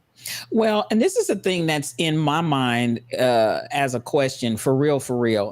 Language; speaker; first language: English; native; English